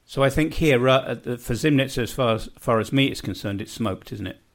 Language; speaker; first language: English; native; English